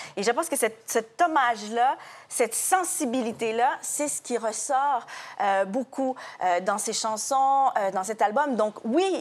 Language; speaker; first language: French; native; French